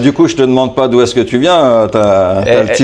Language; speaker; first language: French; native; French